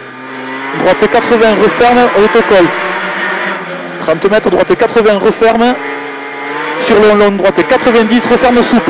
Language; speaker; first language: French; native; French